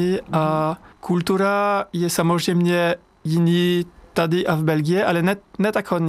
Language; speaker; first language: Czech; non-native, learner; French